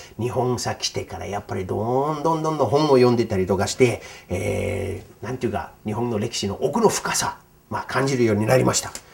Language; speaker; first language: Japanese; non-native, fluent; English